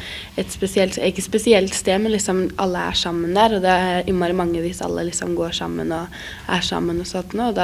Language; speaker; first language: Norwegian; native; Norwegian